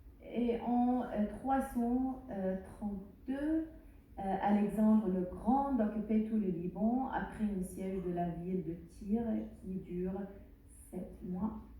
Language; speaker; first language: French; non-native, learner; Arabic